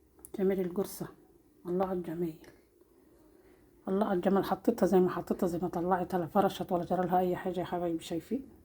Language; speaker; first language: Arabic; native; Arabic